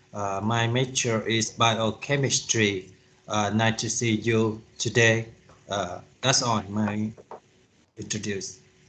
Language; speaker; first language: English; non-native, learner; Vietnamese